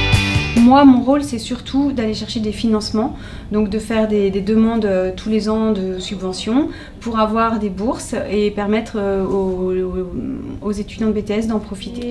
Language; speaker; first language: French; native; French